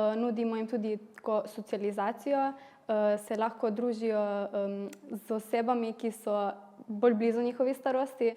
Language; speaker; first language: Slovenian; native; Slovenian